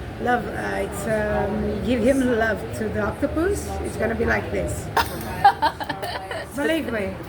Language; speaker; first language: English; non-native, learner; Portuguese